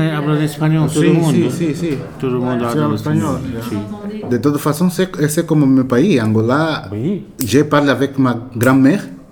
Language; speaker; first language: French; non-native, learner; Portuguese